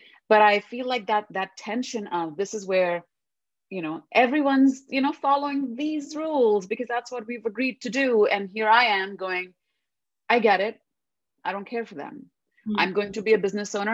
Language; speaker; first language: English; non-native, local second language; Hindi